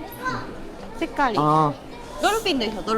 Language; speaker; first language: Korean; non-native, learner; Japanese